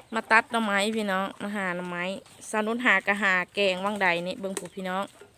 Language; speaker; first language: Thai; native; Thai